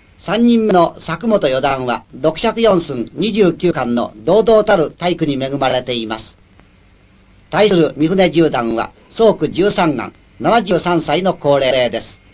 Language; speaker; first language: Japanese; native; Japanese